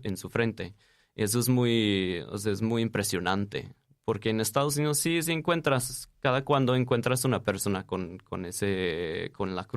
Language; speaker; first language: Spanish; non-native, fluent; English